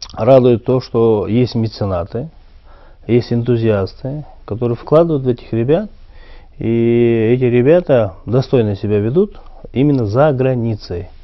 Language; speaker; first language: Russian; non-native, local second language; Kyrgyz